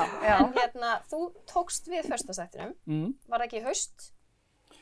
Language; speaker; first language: Icelandic; native; Icelandic